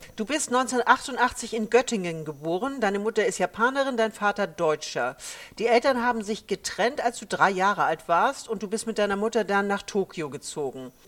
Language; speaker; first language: German; native; German